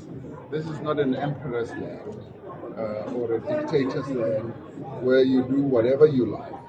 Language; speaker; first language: English; non-native, local second language; Venda